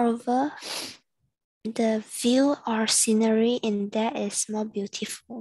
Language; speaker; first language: English; non-native, learner; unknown